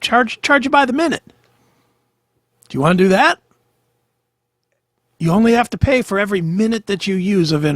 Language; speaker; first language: English; native; English